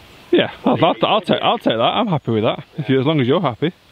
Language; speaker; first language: English; native; English